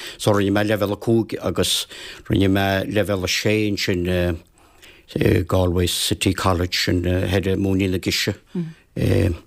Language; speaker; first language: Irish; native; Irish